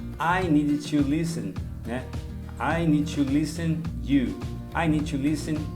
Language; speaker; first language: English; non-native, learner; Portuguese